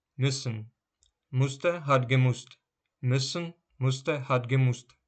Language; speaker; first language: German; non-native, fluent; Ukrainian